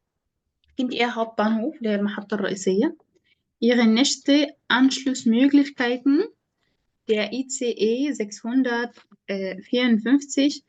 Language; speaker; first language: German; non-native, fluent; Arabic